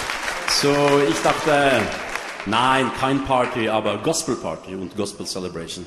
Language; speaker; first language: German; non-native, learner; Norwegian